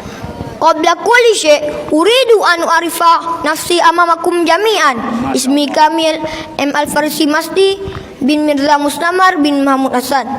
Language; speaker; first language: Arabic; non-native, learner; Achinese